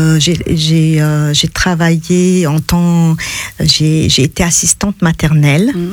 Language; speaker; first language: French; non-native, local second language; Arabic